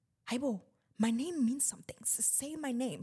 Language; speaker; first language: English; non-native, local second language; Zulu